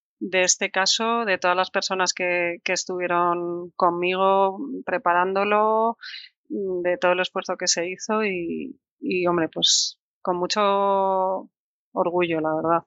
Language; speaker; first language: Spanish; native; Spanish